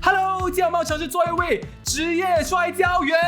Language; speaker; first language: Chinese; native; Chinese